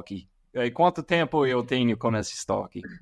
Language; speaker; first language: Portuguese; non-native, fluent; English